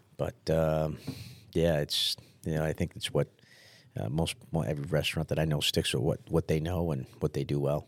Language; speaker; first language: English; early bilingual, other home language; Italian